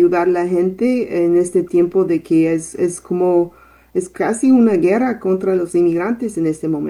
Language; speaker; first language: Spanish; non-native, fluent; English